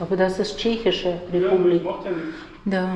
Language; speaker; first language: German; non-native, learner; Russian